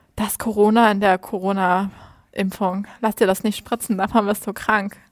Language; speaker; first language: German; native; German